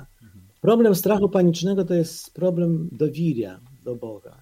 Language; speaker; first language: Polish; non-native, fluent; Ukrainian